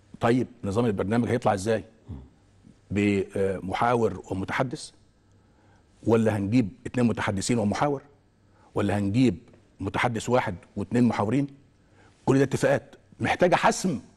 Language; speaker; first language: Arabic; native; Arabic